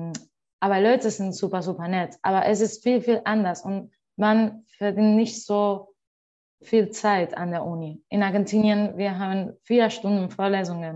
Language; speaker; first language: German; non-native, learner; Spanish